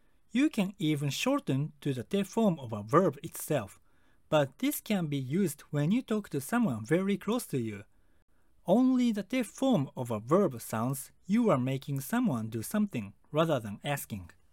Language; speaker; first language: English; non-native, fluent; Japanese